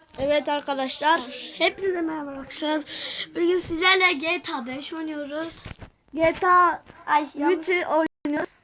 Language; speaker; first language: Turkish; native; Turkish